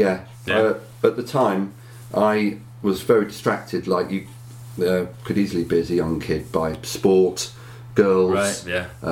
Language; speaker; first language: English; native; English